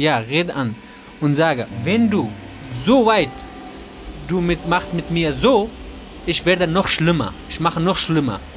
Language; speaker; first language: German; non-native, learner; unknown